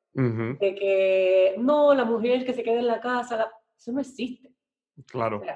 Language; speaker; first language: Spanish; native; Spanish